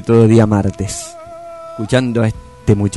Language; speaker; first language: Spanish; native; Spanish